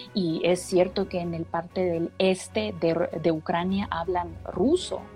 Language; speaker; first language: Spanish; non-native, fluent; Russian